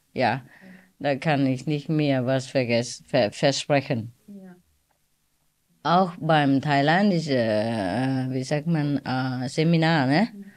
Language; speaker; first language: German; non-native, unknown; Vietnamese